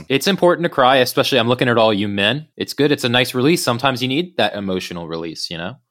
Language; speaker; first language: English; native; English